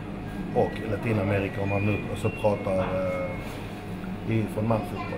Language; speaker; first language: Swedish; early bilingual, other home language; Macedonian